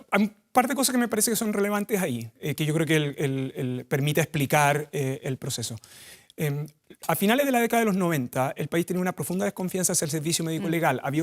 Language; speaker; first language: Spanish; native; Spanish